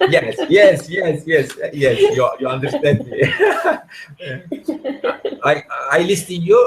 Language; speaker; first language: English; non-native, learner; Turkish